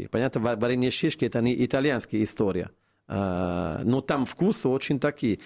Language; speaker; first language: Russian; non-native, fluent; Italian